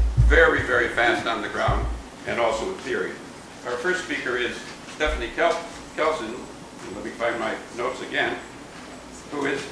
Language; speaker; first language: English; native; English